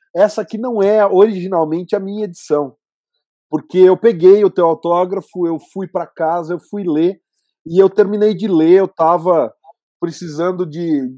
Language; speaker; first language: Portuguese; native; Portuguese